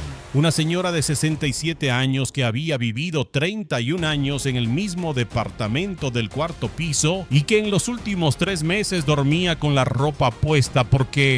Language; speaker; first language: Spanish; native; Spanish